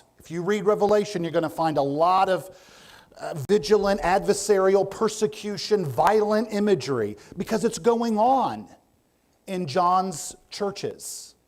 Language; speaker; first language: English; native; English